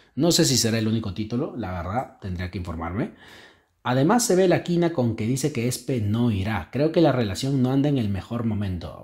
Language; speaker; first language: Spanish; native; Spanish